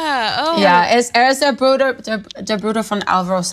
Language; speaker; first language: German; non-native, learner; English